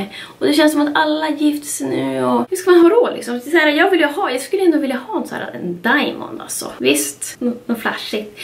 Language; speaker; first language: Swedish; native; Swedish